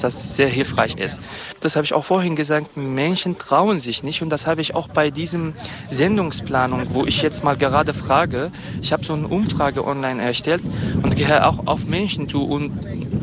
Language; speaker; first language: German; non-native, fluent; Kurdish